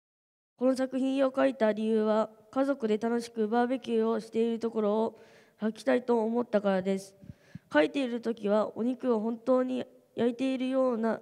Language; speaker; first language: Japanese; native; Japanese